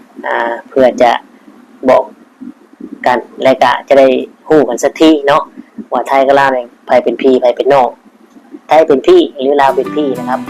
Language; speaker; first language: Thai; non-native, local second language; Lao